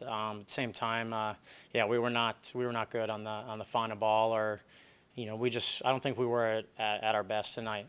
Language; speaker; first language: English; native; English